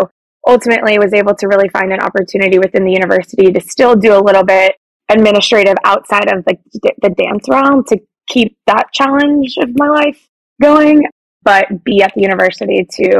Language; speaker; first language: English; native; English